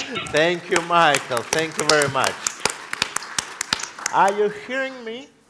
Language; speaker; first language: English; non-native, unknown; Russian